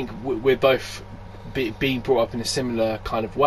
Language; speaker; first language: English; native; English